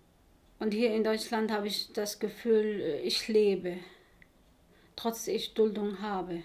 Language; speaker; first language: German; non-native, learner; Arabic